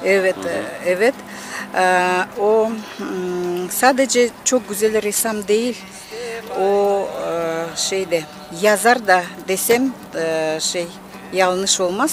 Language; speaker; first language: Turkish; non-native, learner; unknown